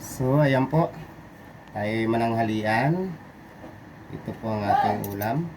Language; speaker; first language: Filipino; non-native, local second language; Bikol